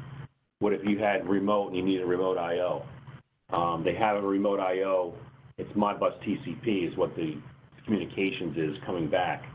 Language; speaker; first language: English; native; English